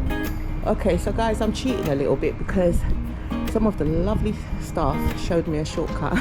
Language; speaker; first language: English; native; English